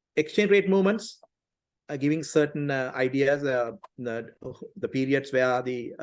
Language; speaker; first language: English; non-native, local second language; Tamil